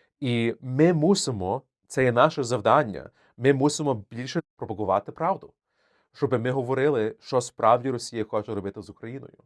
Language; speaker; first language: Ukrainian; early bilingual, heritage; Ukrainian